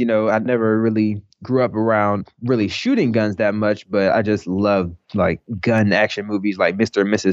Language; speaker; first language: English; native; English